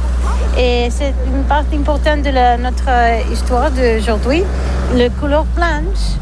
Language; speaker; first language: French; non-native, learner; Catalan